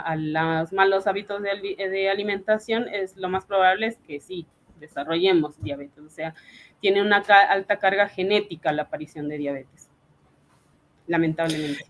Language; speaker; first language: Spanish; native; Spanish